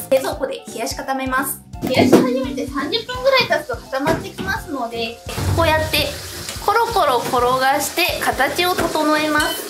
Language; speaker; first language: Japanese; native; Japanese